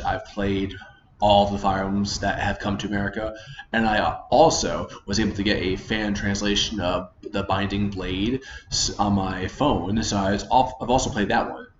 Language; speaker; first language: English; native; English